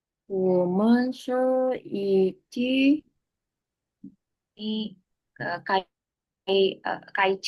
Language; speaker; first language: Chinese; non-native, learner; Indonesian